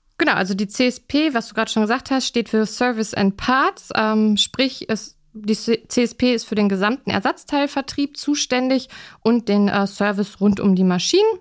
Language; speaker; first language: German; native; German